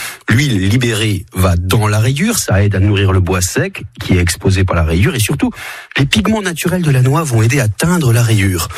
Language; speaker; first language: French; native; French